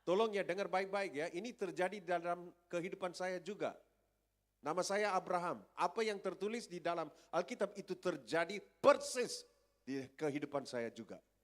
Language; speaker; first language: Indonesian; non-native, fluent; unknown